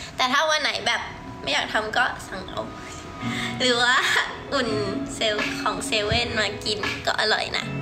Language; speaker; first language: Thai; early bilingual, other home language; English